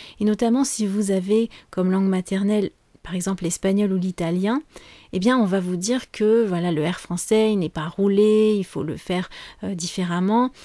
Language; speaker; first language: French; native; French